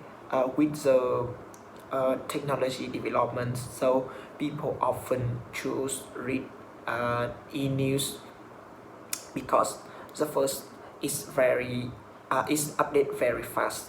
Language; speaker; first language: English; non-native, learner; Vietnamese